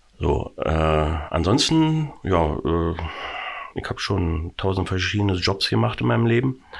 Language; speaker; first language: German; native; German